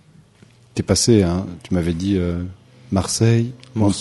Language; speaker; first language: French; native; French